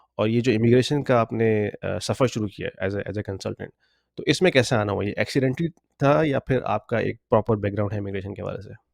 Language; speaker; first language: Urdu; native; Urdu